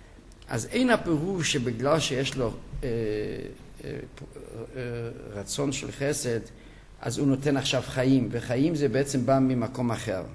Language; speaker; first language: Hebrew; non-native, fluent; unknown